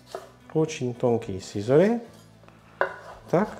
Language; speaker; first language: Russian; non-native, learner; French